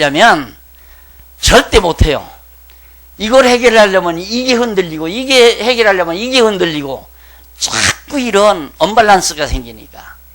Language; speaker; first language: Korean; native; Korean